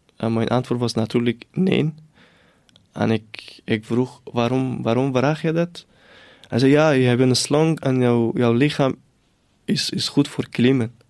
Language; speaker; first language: Dutch; non-native, fluent; Persian